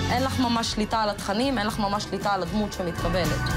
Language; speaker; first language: Hebrew; early bilingual, other home language; Russian